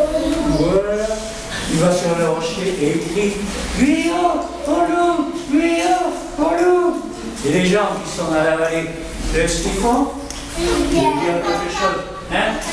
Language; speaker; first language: French; native; French